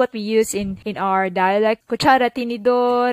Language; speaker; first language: English; non-native, local second language; Cebuano